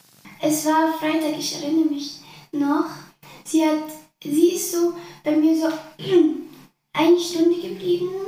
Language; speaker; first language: German; early bilingual, other home language; Arabic